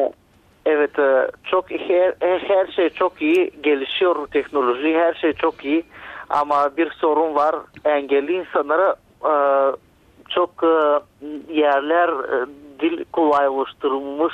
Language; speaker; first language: Turkish; non-native, learner; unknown